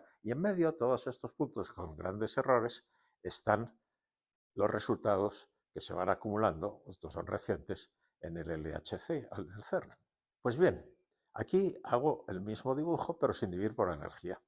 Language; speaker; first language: Spanish; native; Spanish